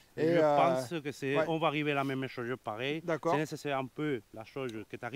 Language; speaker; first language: French; non-native, learner; Spanish